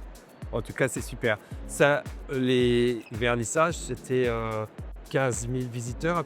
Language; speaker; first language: French; native; French